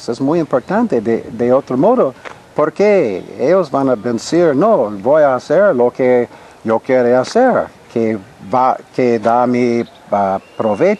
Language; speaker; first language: Spanish; non-native, fluent; English